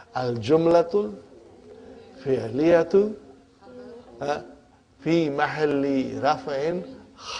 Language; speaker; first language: Arabic; non-native, fluent; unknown